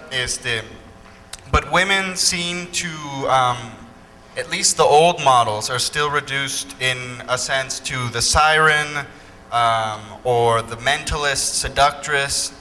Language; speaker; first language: English; non-native, fluent; Spanish